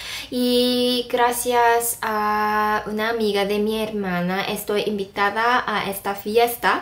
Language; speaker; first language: Spanish; non-native, fluent; Korean